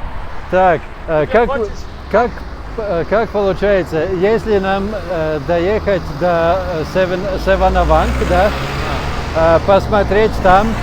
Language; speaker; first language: Russian; non-native, fluent; Latvian